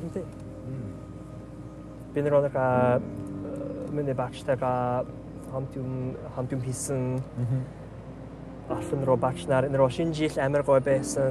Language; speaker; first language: Mongolian; non-native, learner; English